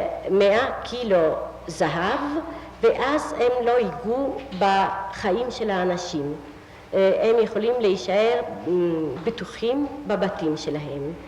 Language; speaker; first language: Hebrew; non-native, fluent; Italian